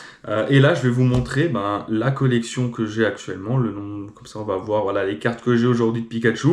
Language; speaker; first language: French; native; French